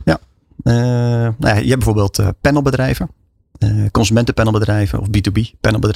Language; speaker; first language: Dutch; native; Dutch